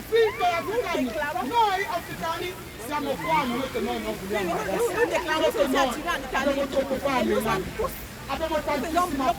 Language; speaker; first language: Italian; non-native, learner; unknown